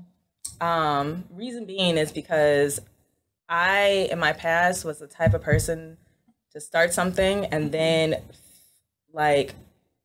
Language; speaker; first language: English; native; English